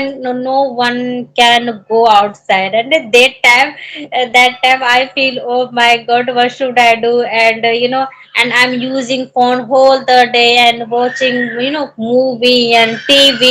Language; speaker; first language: English; non-native, learner; Hindi